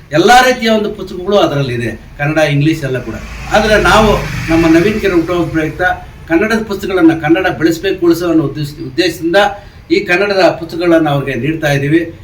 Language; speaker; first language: Kannada; non-native, local second language; Urdu